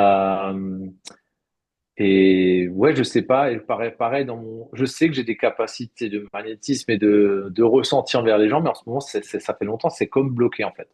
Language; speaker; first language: French; native; French